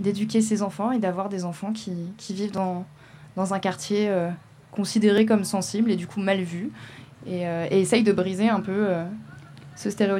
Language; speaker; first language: French; native; French